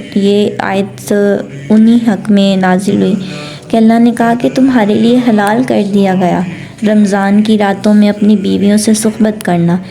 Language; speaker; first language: Urdu; non-native, local second language; Punjabi